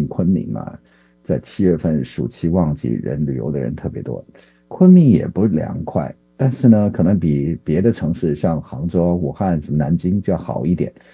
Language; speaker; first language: Chinese; native; Chinese